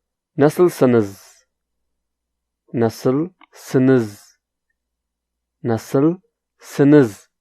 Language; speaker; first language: Turkish; non-native, fluent; Urdu